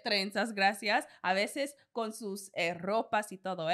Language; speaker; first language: Spanish; non-native, learner; English